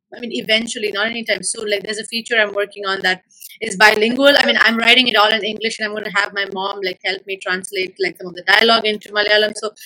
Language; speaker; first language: English; non-native, local second language; Malayalam